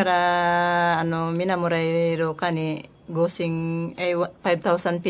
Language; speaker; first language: Japanese; non-native, learner; Filipino